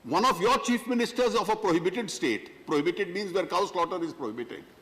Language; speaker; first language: English; non-native, local second language; Hindi